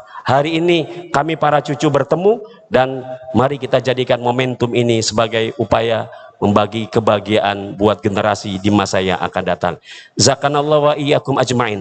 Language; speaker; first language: Indonesian; native; Indonesian